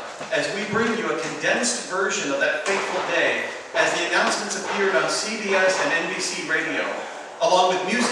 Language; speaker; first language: English; native; English